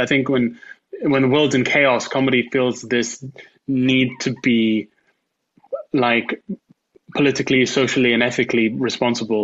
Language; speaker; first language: English; native; English